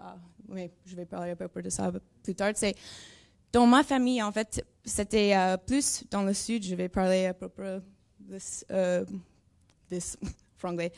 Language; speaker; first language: French; non-native, learner; English